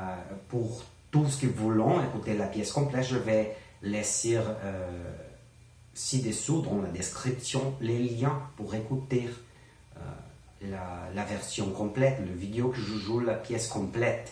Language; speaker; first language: French; non-native, learner; Portuguese